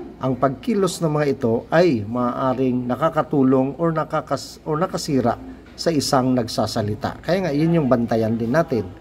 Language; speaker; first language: Filipino; non-native, local second language; Cebuano